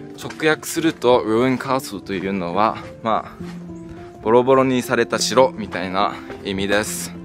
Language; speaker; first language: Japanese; early bilingual, heritage; Japanese